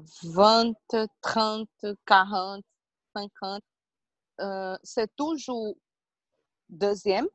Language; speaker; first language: French; non-native, learner; Portuguese